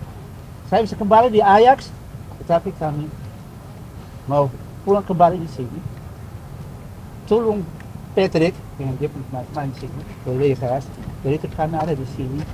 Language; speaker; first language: Indonesian; early bilingual, heritage; Indonesian